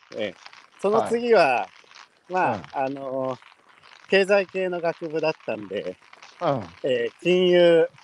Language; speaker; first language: Japanese; native; Japanese